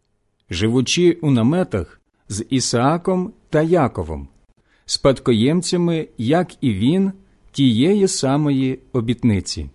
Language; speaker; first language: Ukrainian; native; Ukrainian